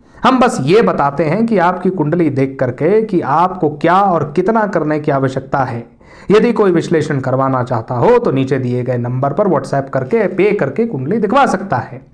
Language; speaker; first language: Hindi; native; Hindi